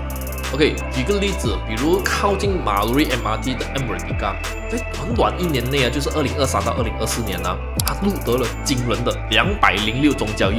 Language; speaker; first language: Chinese; native; Chinese